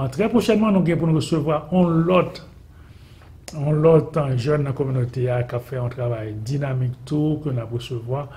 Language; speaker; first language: French; non-native, local second language; Haitian Creole